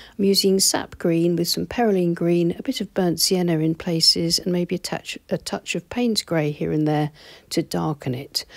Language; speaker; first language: English; native; English